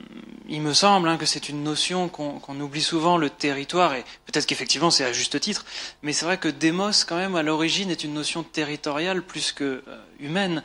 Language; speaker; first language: French; native; French